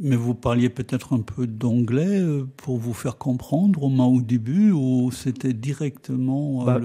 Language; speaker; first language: French; non-native, fluent; German